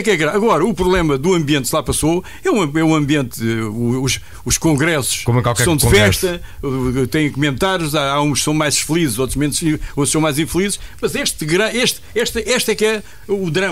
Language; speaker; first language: Portuguese; native; Portuguese